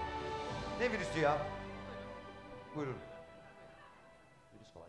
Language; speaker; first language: Turkish; native; Turkish